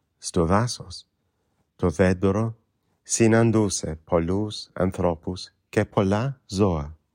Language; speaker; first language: Greek; non-native, fluent; English